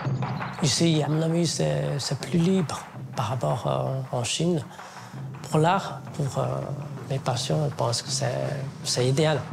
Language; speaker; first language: French; non-native, fluent; Chinese